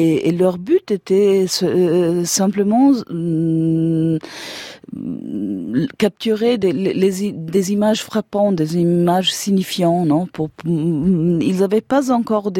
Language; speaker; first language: French; non-native, fluent; German